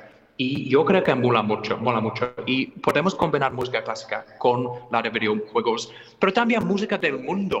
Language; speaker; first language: Spanish; non-native, fluent; English